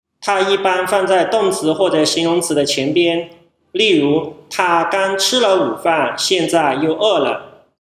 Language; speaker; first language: Chinese; non-native, fluent; Thai